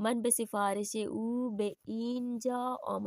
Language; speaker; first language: Persian; non-native, fluent; Urdu